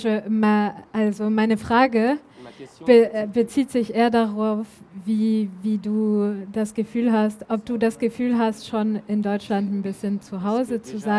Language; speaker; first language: German; native; German